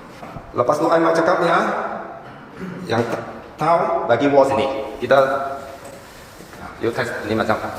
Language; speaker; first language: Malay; non-native, local second language; Chinese